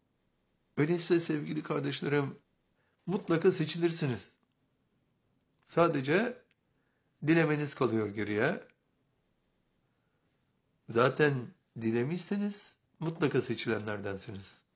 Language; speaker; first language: Turkish; native; Turkish